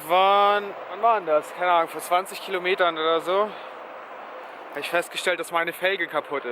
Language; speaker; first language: German; native; German